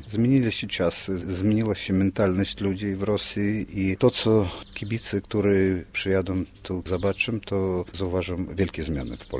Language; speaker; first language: Polish; non-native, fluent; Russian